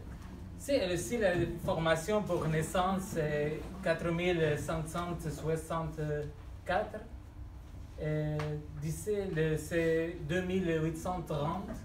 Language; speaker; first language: French; non-native, learner; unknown